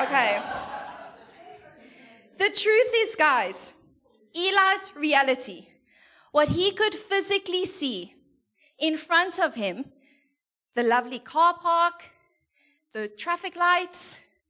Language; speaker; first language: English; native; English